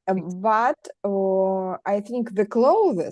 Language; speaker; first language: English; non-native, learner; Russian